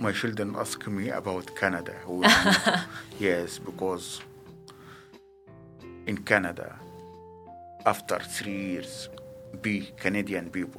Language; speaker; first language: English; non-native, learner; Arabic